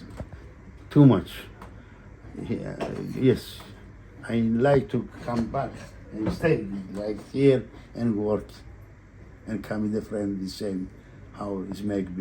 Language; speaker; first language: English; non-native, learner; Greek